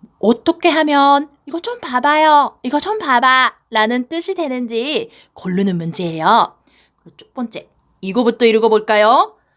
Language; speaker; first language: Korean; non-native, fluent; Japanese